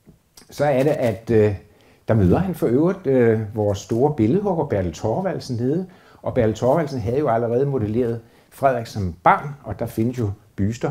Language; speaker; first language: Danish; native; Danish